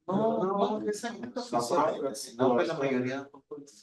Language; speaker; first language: Portuguese; non-native, fluent; Spanish